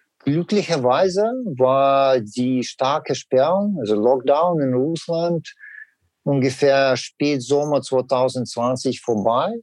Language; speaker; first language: German; non-native, learner; Russian